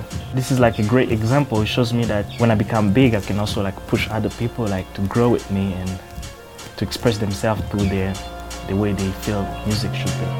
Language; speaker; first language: English; non-native, learner; French